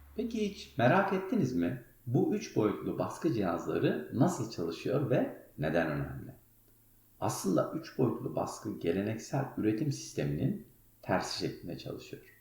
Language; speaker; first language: Turkish; native; Turkish